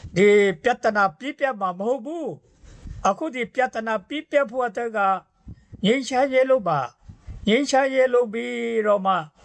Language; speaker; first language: Burmese; non-native, local second language; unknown